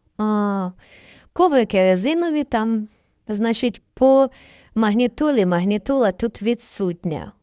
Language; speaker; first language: Ukrainian; native; Ukrainian